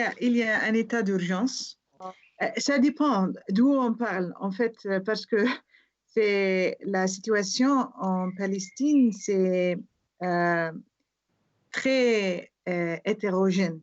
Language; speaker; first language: French; non-native, fluent; Arabic